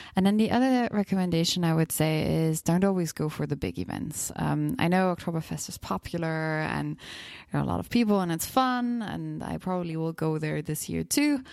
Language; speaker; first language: English; non-native, fluent; German